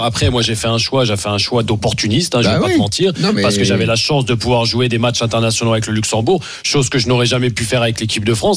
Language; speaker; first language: French; native; French